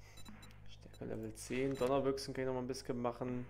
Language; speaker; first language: German; native; German